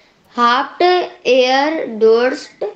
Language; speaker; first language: German; non-native, learner; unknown